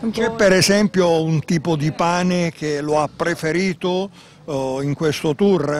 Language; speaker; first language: Italian; native; Italian